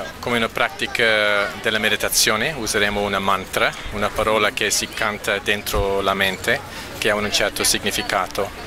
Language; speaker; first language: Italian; non-native, fluent; English